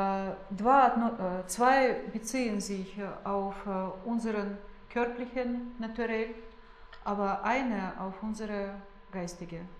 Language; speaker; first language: German; non-native, fluent; Russian